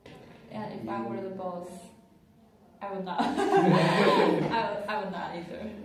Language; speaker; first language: English; non-native, learner; Chinese